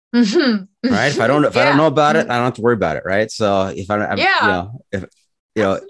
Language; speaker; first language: English; native; English